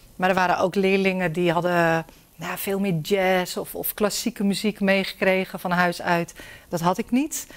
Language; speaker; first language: Dutch; native; Dutch